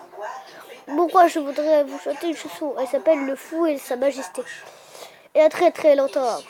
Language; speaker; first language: French; native; French